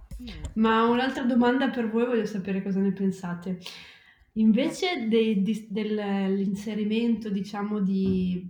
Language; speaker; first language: Italian; native; Italian